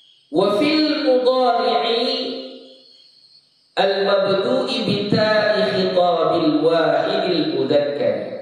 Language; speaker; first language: Arabic; non-native, fluent; Indonesian